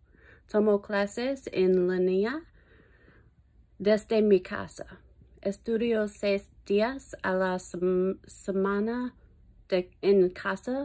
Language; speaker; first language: Spanish; non-native, learner; English